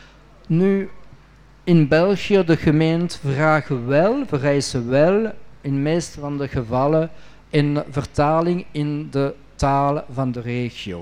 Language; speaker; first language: Dutch; non-native, local second language; French